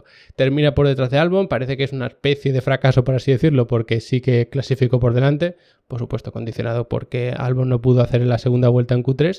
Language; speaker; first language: Spanish; native; Spanish